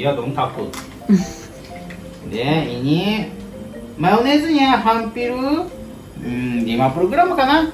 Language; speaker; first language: Indonesian; non-native, learner; Japanese